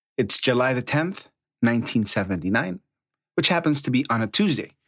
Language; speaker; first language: English; early bilingual, other home language; Spanish